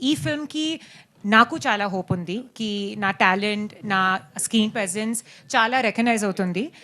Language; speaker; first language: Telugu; non-native, learner; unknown